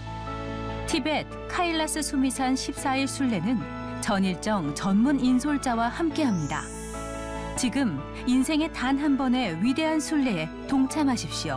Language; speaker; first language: Korean; native; Korean